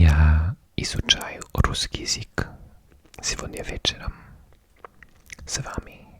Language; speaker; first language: Russian; non-native, learner; English